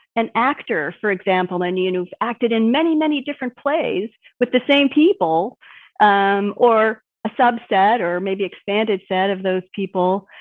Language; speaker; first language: English; native; English